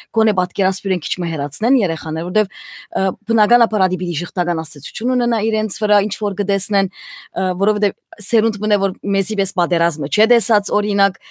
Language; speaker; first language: Armenian; native; Armenian